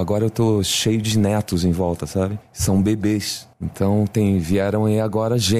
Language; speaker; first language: Portuguese; native; Portuguese